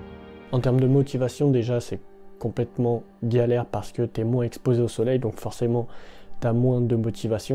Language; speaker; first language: French; native; French